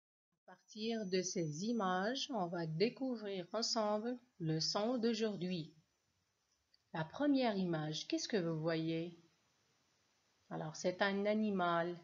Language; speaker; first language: French; non-native, local second language; Arabic